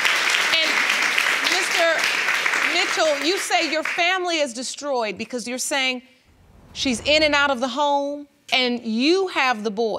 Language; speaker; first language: English; native; English